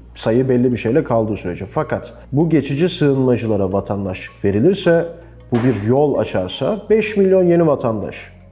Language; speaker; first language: Turkish; native; Turkish